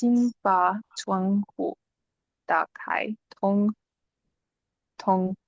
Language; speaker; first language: Chinese; non-native, learner; English